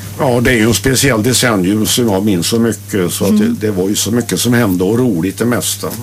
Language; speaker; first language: Swedish; native; Swedish